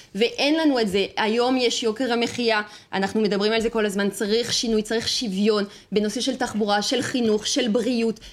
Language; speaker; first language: Hebrew; non-native, fluent; French